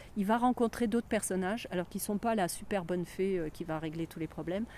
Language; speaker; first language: French; native; French